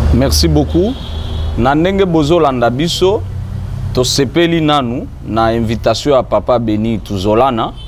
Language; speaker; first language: Lingala; non-native, local second language; Swahili